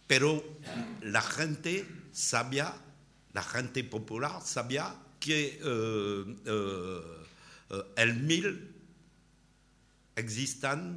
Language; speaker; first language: Spanish; non-native, learner; French